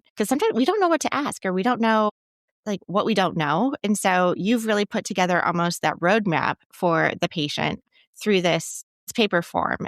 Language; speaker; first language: English; native; English